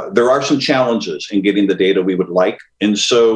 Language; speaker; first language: English; native; English